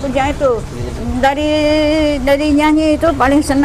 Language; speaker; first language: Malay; non-native, local second language; Min Nan Chinese